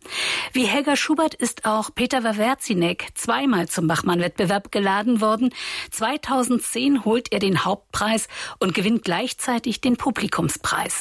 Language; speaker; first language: German; native; German